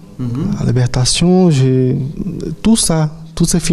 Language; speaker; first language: French; non-native, fluent; Portuguese